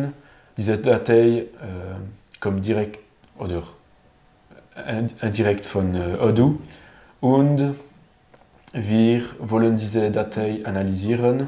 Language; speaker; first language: German; non-native, learner; French